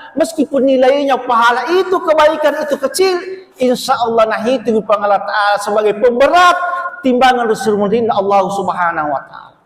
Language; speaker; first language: Malay; non-native, local second language; Buginese